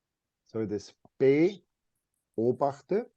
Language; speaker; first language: German; non-native, fluent; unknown